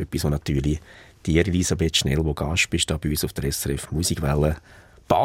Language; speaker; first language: German; native; German